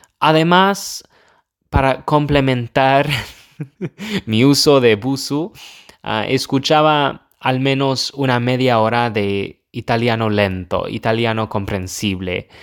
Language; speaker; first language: Spanish; non-native, fluent; English